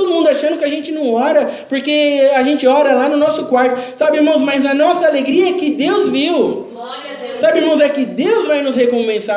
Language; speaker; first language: Portuguese; native; Portuguese